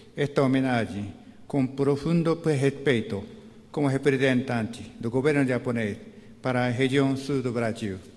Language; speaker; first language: Portuguese; non-native, fluent; Japanese